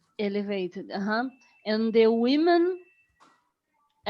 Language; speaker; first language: English; non-native, learner; Portuguese